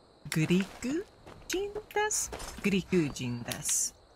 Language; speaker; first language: Japanese; non-native, learner; English